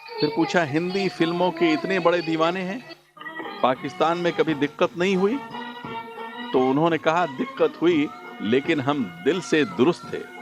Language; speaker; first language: Hindi; native; Hindi